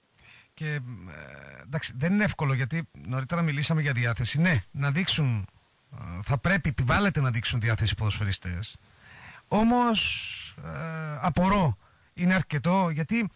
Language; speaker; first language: Greek; native; Greek